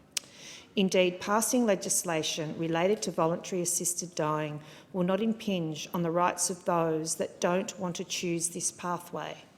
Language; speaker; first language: English; native; English